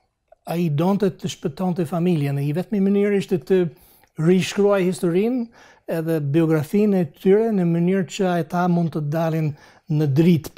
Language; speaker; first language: Albanian; non-native, fluent; English